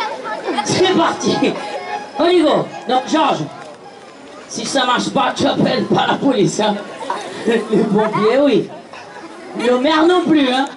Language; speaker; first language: French; non-native, fluent; Portuguese